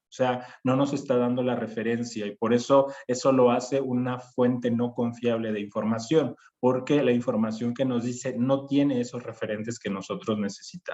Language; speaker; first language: Spanish; native; Spanish